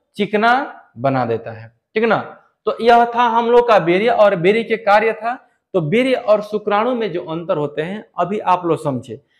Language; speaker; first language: Hindi; native; Hindi